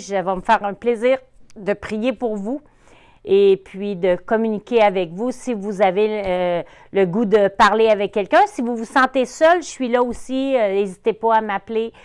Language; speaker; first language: French; native; French